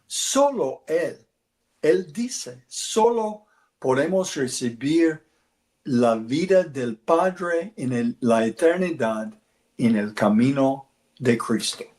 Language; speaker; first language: Spanish; non-native, learner; English